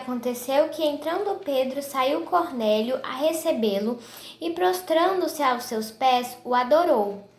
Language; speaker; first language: Portuguese; native; Portuguese